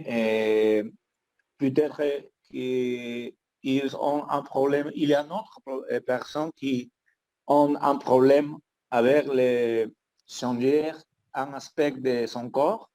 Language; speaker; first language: French; non-native, learner; Spanish